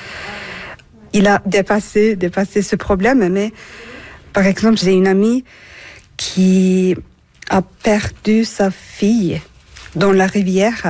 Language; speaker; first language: French; non-native, fluent; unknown